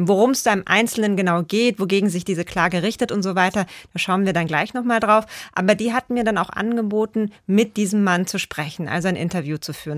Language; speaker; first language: German; native; German